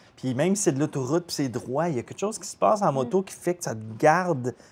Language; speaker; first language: French; native; French